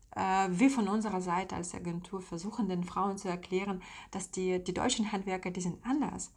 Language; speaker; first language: German; non-native, fluent; Russian